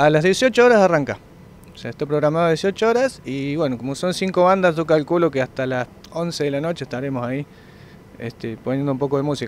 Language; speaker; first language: Spanish; native; Spanish